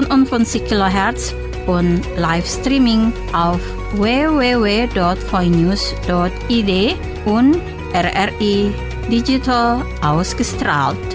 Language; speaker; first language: German; non-native, fluent; Indonesian